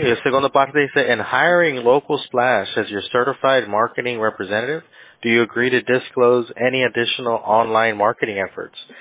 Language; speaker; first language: English; early bilingual, other home language; Spanish